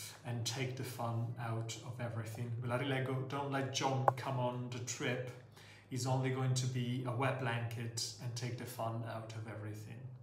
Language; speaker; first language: English; non-native, fluent; Italian